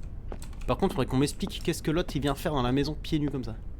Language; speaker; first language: French; native; French